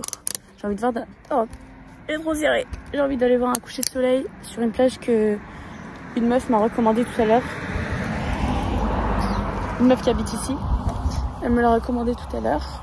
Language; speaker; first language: French; native; French